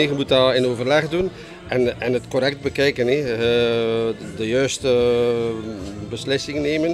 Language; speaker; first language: Dutch; native; Dutch